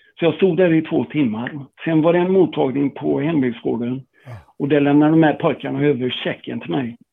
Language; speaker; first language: Swedish; native; Swedish